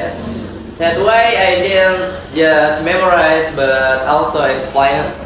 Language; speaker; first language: English; non-native, learner; Indonesian